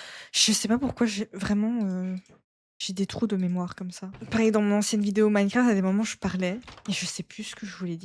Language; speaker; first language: French; native; French